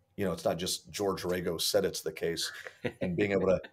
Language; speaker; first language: English; native; English